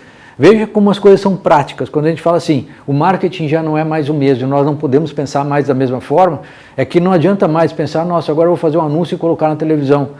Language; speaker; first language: Portuguese; native; Portuguese